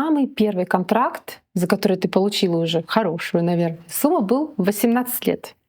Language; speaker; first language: Russian; native; Russian